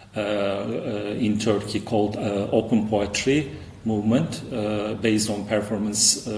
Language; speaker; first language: English; non-native, fluent; Turkish